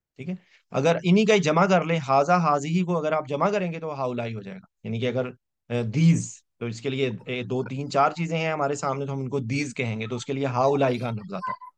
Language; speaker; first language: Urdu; native; Urdu